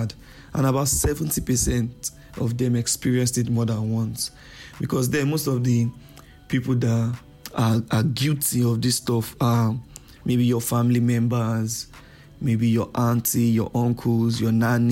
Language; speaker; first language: English; non-native, local second language; Yoruba